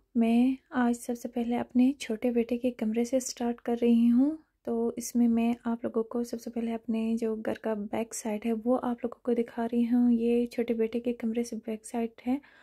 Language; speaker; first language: Urdu; non-native, fluent; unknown